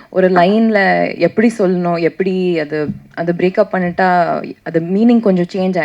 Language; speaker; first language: Tamil; non-native, learner; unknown